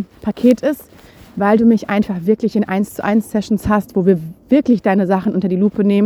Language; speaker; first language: German; native; German